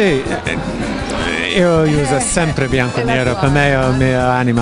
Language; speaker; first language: Italian; non-native, learner; English